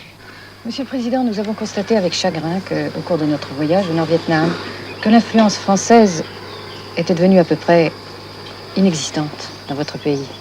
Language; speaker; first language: French; native; French